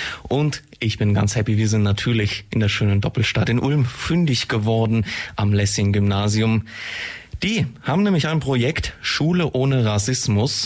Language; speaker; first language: German; native; German